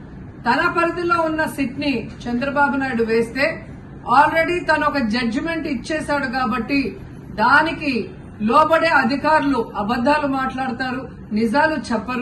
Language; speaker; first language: Telugu; native; Telugu